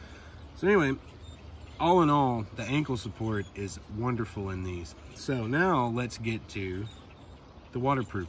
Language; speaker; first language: English; native; English